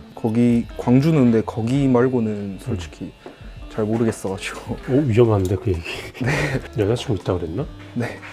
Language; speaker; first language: Korean; native; Korean